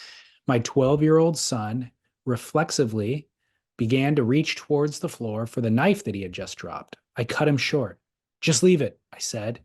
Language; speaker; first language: English; native; English